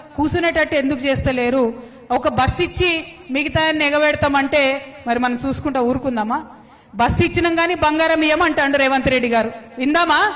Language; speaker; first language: Telugu; native; Telugu